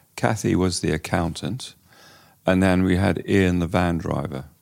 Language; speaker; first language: English; native; English